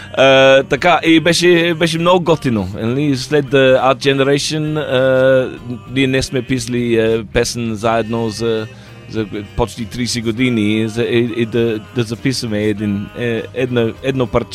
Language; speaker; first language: Bulgarian; non-native, learner; English